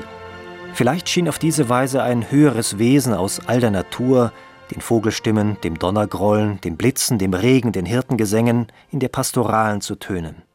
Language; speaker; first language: German; native; German